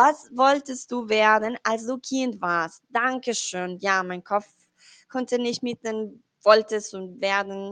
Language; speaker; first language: German; non-native, learner; Spanish